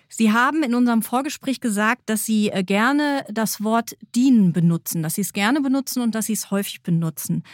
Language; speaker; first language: German; native; German